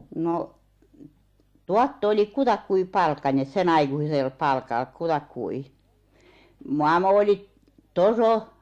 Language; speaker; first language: Finnish; non-native, local second language; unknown